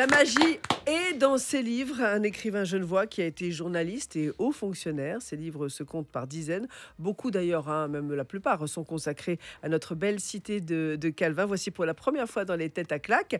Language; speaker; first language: French; native; French